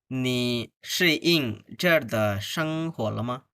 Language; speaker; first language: Chinese; non-native, fluent; Bangla